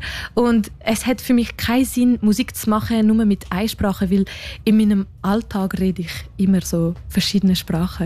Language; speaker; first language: German; non-native, local second language; French